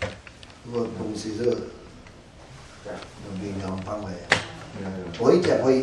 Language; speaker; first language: Chinese; non-native, learner; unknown